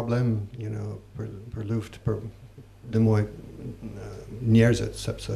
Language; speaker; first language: Albanian; non-native, learner; English